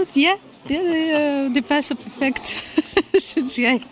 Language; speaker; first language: Danish; non-native, fluent; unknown